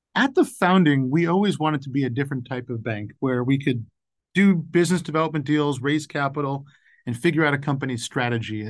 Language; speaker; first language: English; native; English